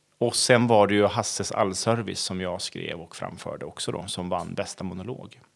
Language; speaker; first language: Swedish; native; Swedish